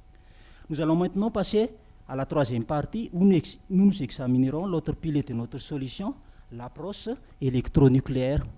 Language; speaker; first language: French; non-native, local second language; Malagasy